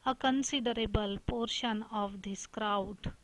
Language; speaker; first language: English; non-native, local second language; Marathi